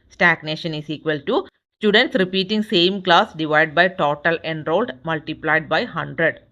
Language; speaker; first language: English; non-native, local second language; Malayalam